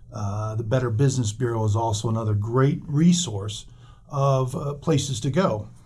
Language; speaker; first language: English; native; English